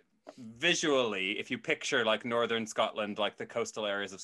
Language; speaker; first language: English; native; English